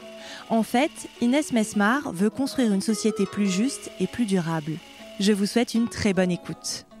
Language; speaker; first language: French; native; French